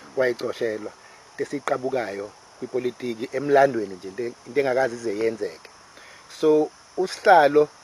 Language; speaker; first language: Zulu; native; Zulu